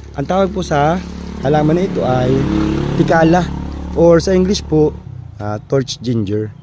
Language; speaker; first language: Filipino; native; Filipino